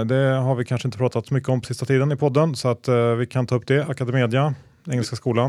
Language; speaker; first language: Swedish; native; Swedish